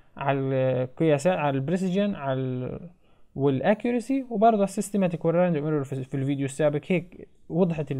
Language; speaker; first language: Arabic; native; Arabic